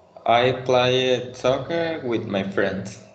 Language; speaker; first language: English; non-native, learner; Spanish